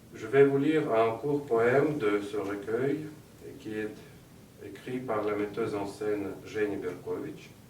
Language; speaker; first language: French; non-native, fluent; Russian